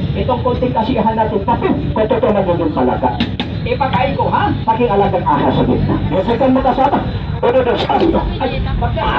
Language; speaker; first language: Filipino; non-native, local second language; Cebuano